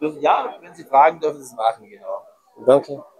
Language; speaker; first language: German; non-native, learner; Russian